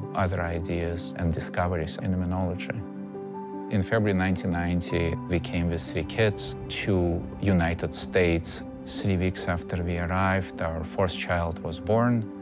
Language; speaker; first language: English; non-native, fluent; Russian